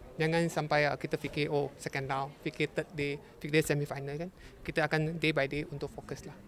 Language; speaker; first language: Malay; non-native, local second language; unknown